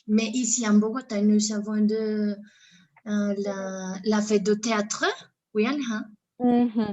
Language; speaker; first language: French; non-native, learner; Spanish